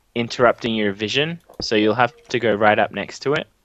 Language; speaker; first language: English; native; English